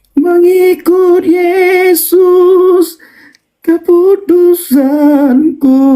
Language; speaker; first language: Indonesian; non-native, local second language; Achinese